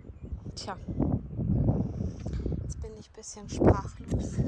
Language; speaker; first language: German; non-native, fluent; Ukrainian